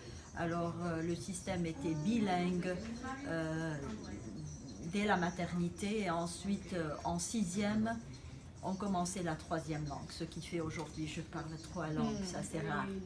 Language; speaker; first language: French; non-native, local second language; Arabic